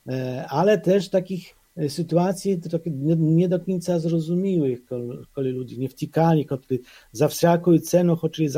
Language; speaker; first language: Polish; non-native, fluent; Ukrainian